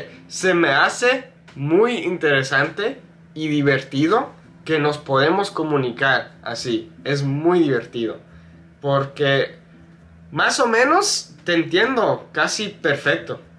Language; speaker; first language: Spanish; non-native, fluent; English